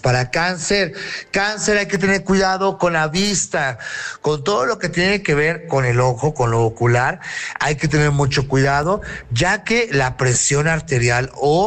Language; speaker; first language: Spanish; native; Spanish